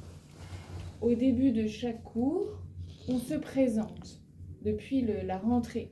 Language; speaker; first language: French; native; French